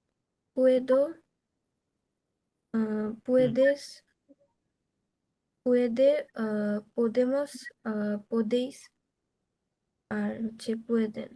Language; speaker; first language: Spanish; non-native, learner; Bangla